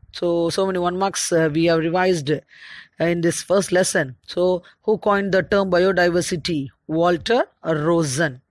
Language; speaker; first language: English; non-native, local second language; Tamil